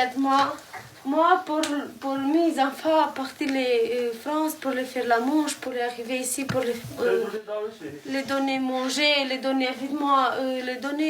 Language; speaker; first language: French; non-native, learner; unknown